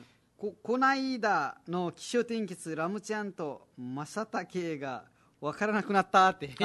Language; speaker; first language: Japanese; non-native, fluent; Nepali